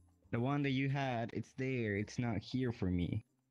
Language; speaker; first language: English; non-native, learner; Spanish